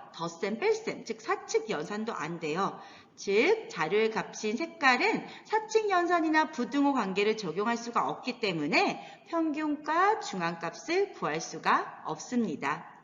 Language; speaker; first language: Korean; native; Korean